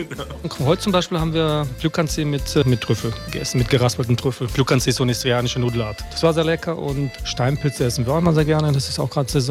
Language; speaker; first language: German; native; German